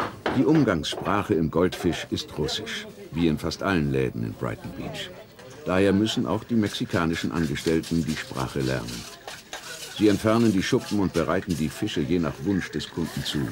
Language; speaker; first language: German; native; German